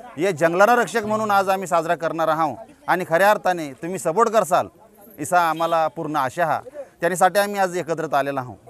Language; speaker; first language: Marathi; non-native, local second language; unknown